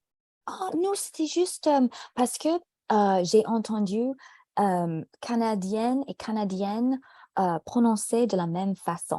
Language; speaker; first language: French; native; French